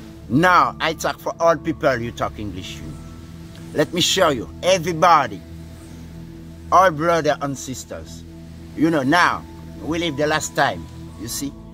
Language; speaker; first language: English; non-native, learner; French